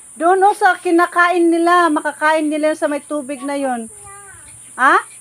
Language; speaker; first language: Filipino; non-native, local second language; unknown